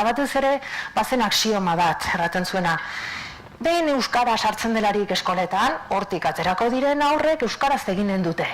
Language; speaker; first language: Basque; native; Basque